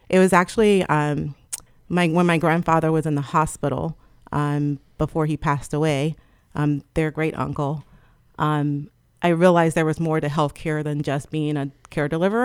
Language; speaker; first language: English; native; English